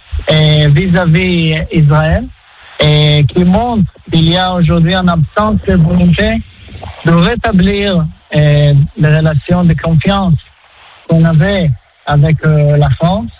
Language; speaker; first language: French; non-native, fluent; Hebrew